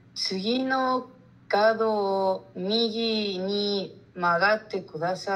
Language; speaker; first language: Japanese; non-native, learner; Spanish